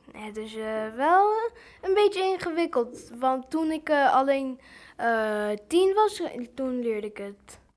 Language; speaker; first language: Dutch; early bilingual, other home language; English